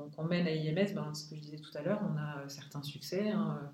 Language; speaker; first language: French; native; French